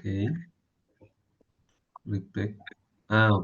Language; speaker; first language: English; non-native, learner; Spanish